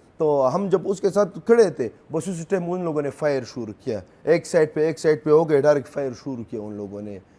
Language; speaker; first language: Urdu; non-native, local second language; Pashto